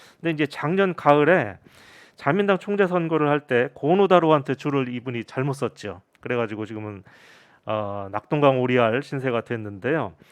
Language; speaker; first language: Korean; native; Korean